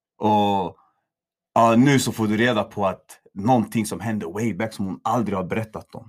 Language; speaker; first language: Swedish; native; Swedish